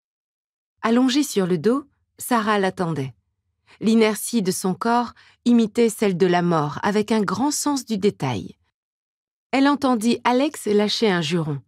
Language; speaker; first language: French; native; French